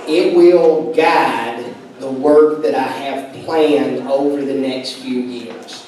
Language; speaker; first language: English; native; English